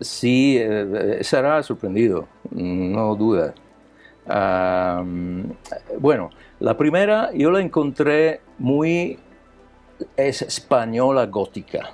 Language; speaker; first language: Spanish; non-native, learner; Italian